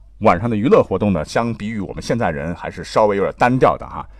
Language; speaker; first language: Chinese; native; Chinese